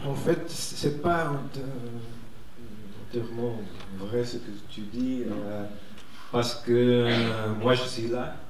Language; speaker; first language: French; non-native, fluent; Portuguese